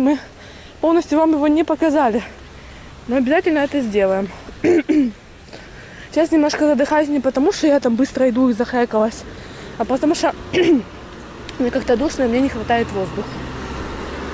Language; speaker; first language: Russian; native; Russian